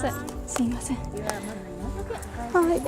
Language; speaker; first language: Japanese; non-native, fluent; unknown